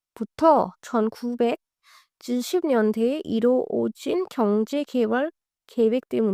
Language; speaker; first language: Korean; non-native, learner; Hindi